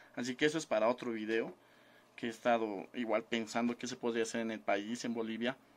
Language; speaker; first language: Spanish; native; Spanish